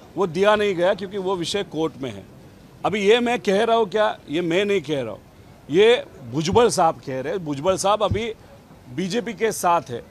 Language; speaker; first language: Hindi; non-native, local second language; Marathi